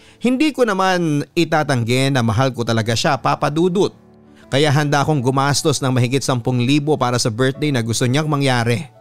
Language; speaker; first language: Filipino; native; Filipino